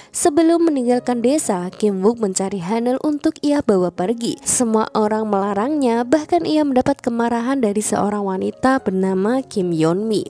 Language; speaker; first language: Indonesian; native; Indonesian